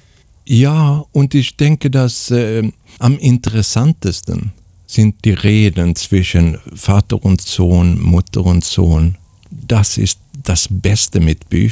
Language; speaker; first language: German; non-native, learner; Swedish